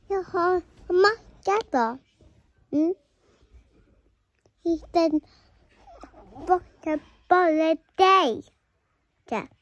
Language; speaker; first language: Swedish; early bilingual, other home language; Mongolian